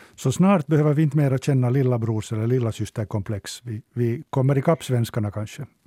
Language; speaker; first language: Swedish; native; Swedish